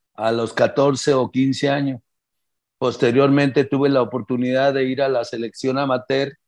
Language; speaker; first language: Spanish; native; Spanish